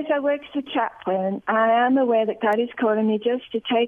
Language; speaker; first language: English; native; English